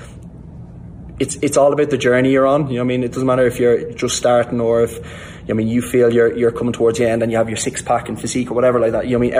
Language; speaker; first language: English; native; English